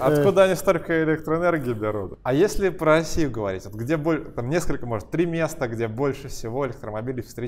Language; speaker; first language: Russian; native; Russian